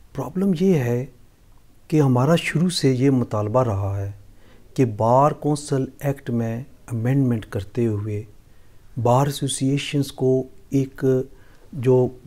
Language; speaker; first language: Urdu; non-native, local second language; Punjabi